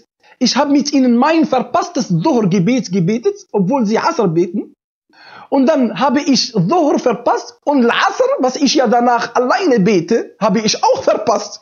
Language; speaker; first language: German; non-native, fluent; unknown